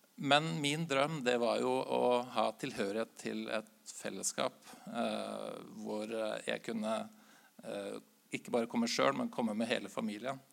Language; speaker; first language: Norwegian; native; Norwegian